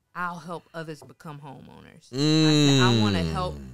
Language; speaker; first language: English; native; English